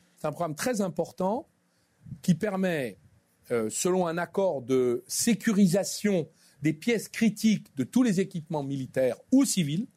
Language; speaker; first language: French; native; French